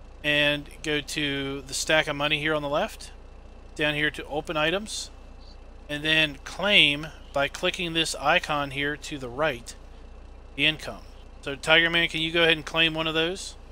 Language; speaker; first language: English; native; English